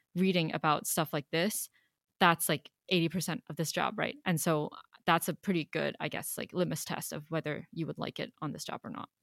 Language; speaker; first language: English; non-native, local second language; Cantonese